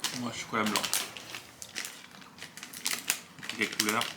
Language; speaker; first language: French; native; French